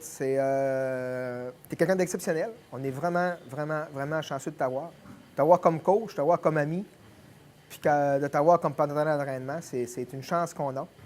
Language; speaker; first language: French; native; French